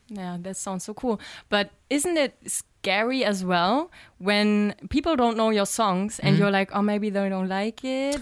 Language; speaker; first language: English; non-native, fluent; German